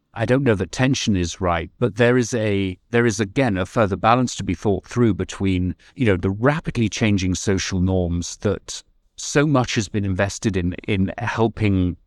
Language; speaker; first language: English; native; English